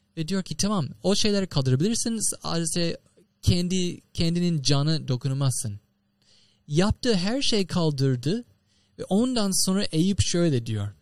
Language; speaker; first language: Turkish; non-native, fluent; English